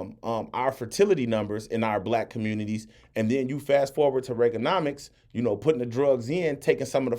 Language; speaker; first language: English; native; English